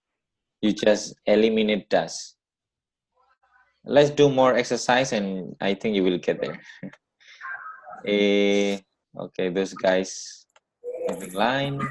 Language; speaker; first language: English; non-native, learner; Indonesian